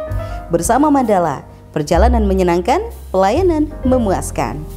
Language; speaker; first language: Indonesian; native; Indonesian